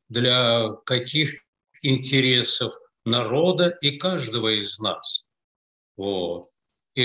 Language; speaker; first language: Russian; native; Russian